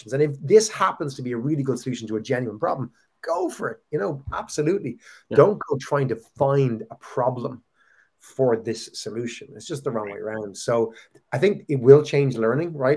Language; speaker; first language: English; native; English